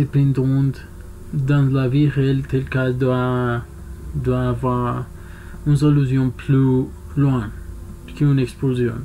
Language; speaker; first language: French; non-native, learner; Spanish